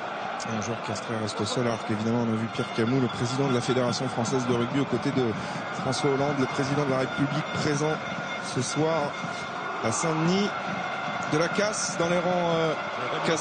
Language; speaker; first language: French; native; French